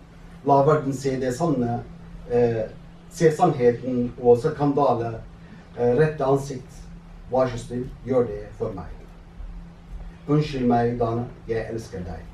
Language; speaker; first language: Norwegian; non-native, fluent; Arabic